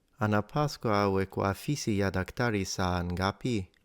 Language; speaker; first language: Swahili; non-native, learner; Italian